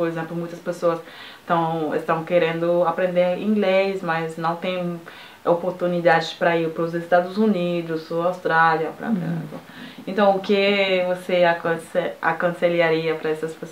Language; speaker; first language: Portuguese; non-native, fluent; French